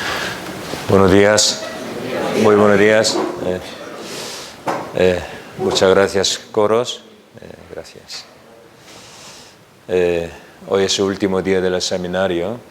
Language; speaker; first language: Spanish; non-native, learner; Korean